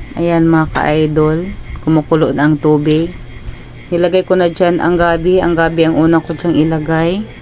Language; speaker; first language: Filipino; non-native, local second language; Cebuano